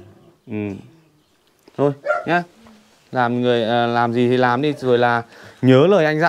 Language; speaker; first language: Vietnamese; native; Vietnamese